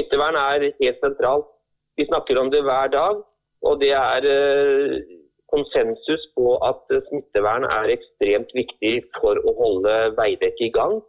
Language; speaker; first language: Norwegian; native; Norwegian